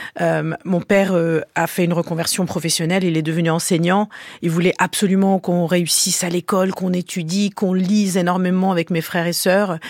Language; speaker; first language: French; early bilingual, other home language; Arabic